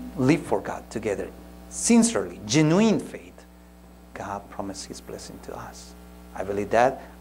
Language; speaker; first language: English; non-native, fluent; Spanish